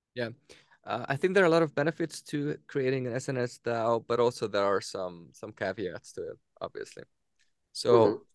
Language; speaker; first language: English; non-native, fluent; Hungarian